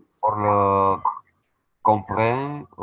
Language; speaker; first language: French; non-native, learner; Romanian